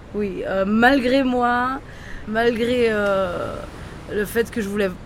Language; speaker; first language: French; native; French